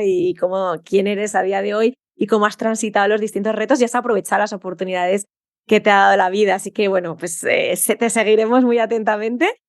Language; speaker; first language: Spanish; native; Spanish